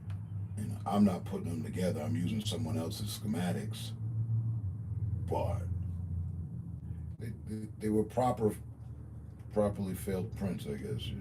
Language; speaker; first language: English; native; English